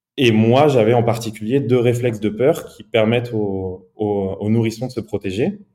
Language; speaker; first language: French; early bilingual, other home language; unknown